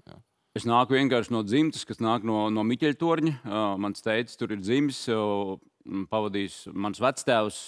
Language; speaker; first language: Latvian; native; Latvian